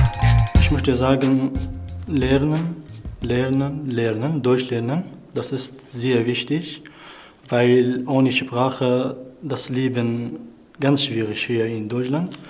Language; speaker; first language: German; non-native, learner; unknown